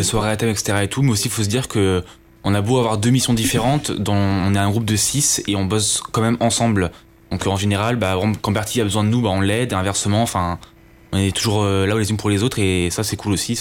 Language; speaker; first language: French; native; French